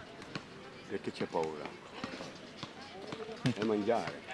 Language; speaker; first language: Italian; non-native, learner; Filipino